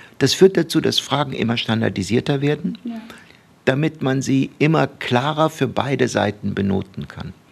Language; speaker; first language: German; early bilingual, other home language; Turkish